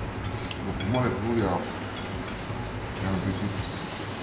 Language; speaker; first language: French; non-native, learner; Italian